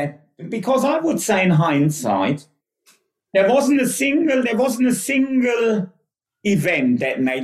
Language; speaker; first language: English; non-native, fluent; German